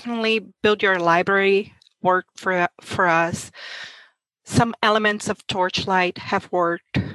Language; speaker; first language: English; non-native, fluent; Portuguese